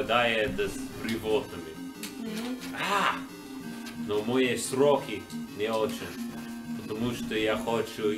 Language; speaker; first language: Russian; non-native, learner; English